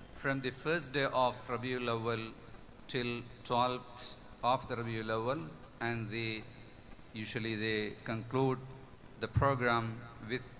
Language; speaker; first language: English; non-native, local second language; Malayalam